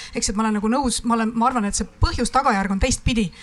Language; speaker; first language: Estonian; native; Estonian